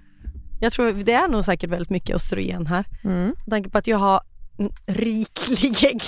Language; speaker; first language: Swedish; native; Swedish